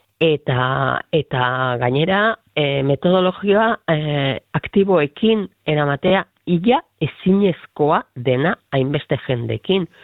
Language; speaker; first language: Basque; native; Basque